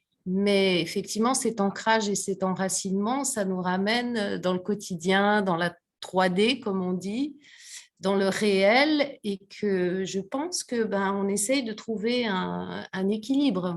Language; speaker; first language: French; native; French